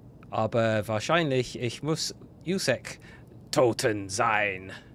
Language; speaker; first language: German; non-native, learner; English